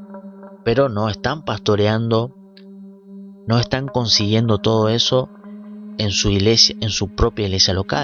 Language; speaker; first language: Spanish; native; Spanish